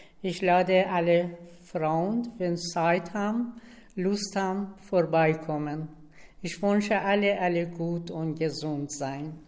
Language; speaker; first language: German; non-native, learner; Persian